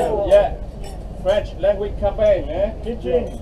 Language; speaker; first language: English; non-native, learner; Vietnamese